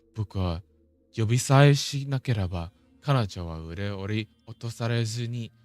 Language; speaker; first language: Japanese; non-native, learner; English